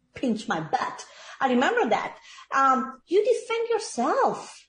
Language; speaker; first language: English; non-native, fluent; Italian